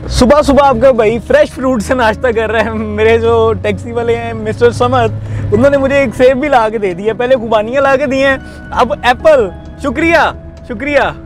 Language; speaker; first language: Urdu; non-native, local second language; Punjabi